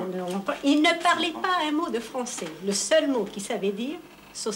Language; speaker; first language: French; native; French